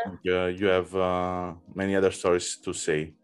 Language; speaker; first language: English; non-native, learner; Italian